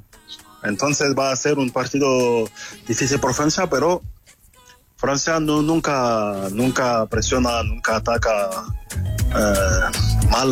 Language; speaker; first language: Spanish; non-native, fluent; French